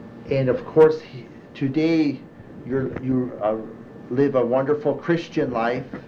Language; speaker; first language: English; early bilingual, other home language; German